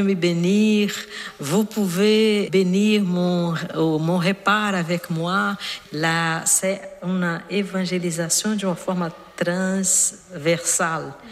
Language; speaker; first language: French; non-native, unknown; Portuguese